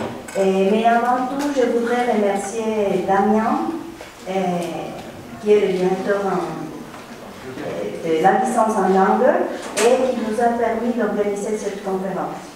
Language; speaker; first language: French; non-native, fluent; Spanish